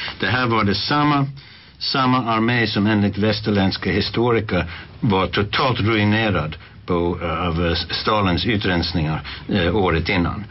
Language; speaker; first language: Swedish; non-native, fluent; English